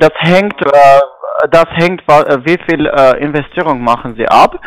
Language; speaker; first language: German; non-native, learner; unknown